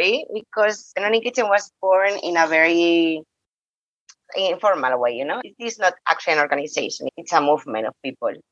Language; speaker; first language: English; non-native, fluent; Spanish